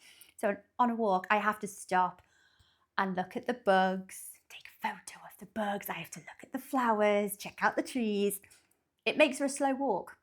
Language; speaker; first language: English; native; English